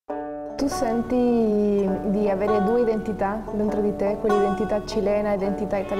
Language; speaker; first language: Italian; non-native, fluent; Spanish